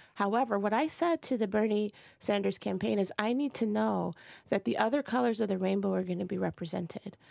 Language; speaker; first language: English; native; English